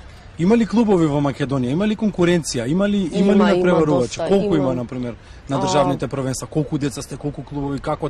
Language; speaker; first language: Macedonian; native; Macedonian